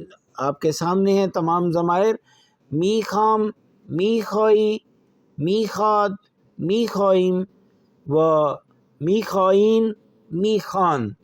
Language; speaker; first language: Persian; non-native, fluent; Urdu